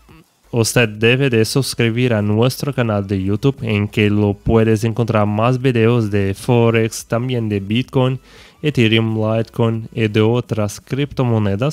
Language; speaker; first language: Spanish; non-native, fluent; Portuguese